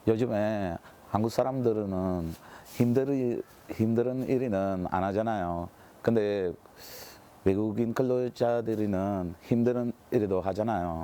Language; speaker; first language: Korean; non-native, fluent; Sinhala